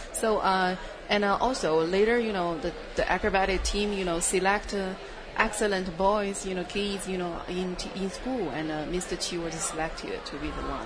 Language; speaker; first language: English; non-native, fluent; Chinese